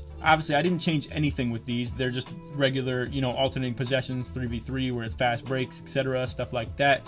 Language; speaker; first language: English; native; English